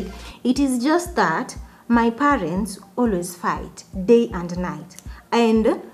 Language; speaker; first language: English; non-native, local second language; Swahili